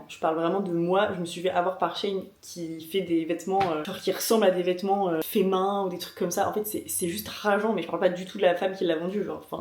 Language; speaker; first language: French; native; French